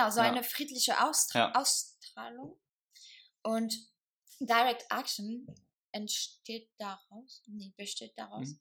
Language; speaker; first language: German; non-native, fluent; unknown